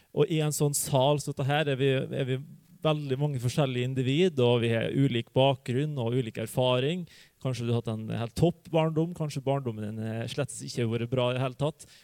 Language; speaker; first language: Norwegian; native; Norwegian